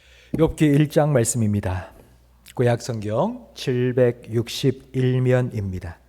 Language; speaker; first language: Korean; native; Korean